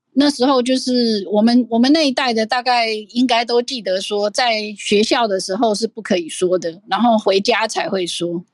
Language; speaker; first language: Chinese; non-native, local second language; Min Nan Chinese